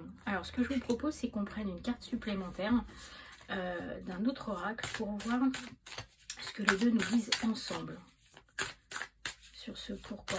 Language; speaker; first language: French; native; French